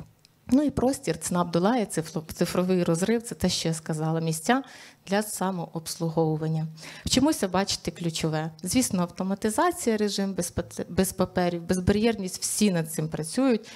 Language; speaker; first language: Ukrainian; native; Ukrainian